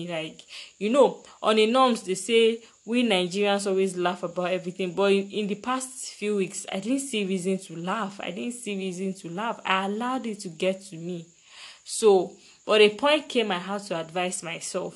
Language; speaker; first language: English; non-native, local second language; Yoruba